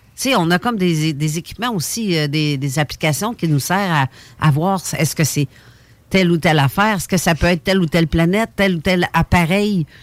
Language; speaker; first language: French; native; French